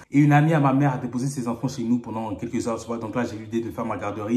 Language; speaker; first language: French; native; French